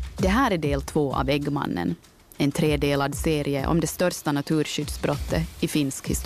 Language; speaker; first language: Swedish; native; Swedish